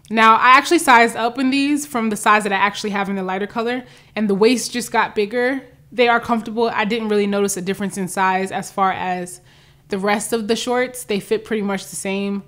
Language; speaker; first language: English; native; English